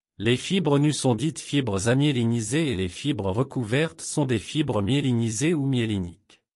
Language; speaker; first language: French; non-native, local second language; Wolof